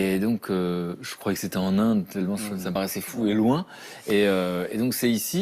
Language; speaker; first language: French; native; French